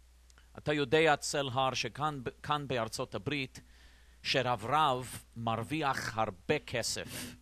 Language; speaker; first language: Hebrew; non-native, fluent; English